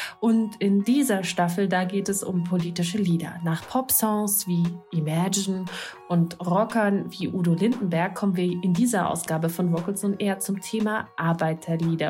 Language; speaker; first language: German; native; German